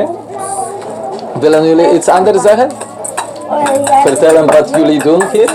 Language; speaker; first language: Dutch; non-native, learner; Polish